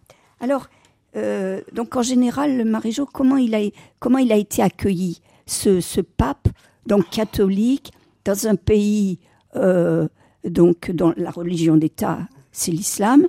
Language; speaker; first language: French; native; French